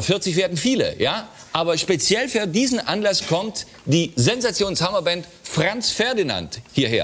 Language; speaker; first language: German; native; German